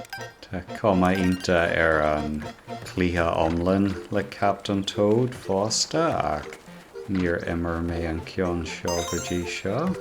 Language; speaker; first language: Irish; non-native, local second language; English